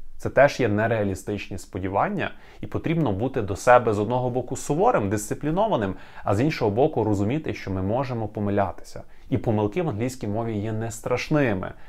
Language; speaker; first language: Ukrainian; native; Ukrainian